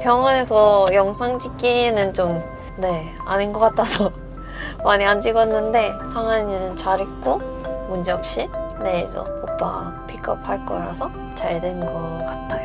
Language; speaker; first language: Korean; non-native, fluent; Swedish